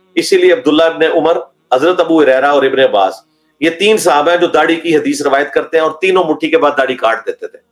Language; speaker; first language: Urdu; non-native, local second language; Punjabi